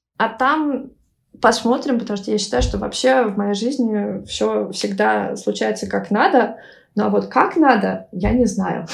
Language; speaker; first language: Russian; native; Russian